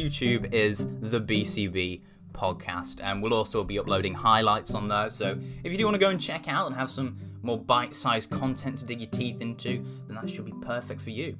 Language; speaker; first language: English; native; English